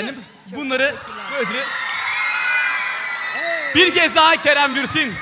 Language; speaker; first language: Turkish; native; Turkish